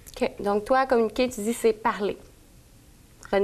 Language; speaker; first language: French; native; French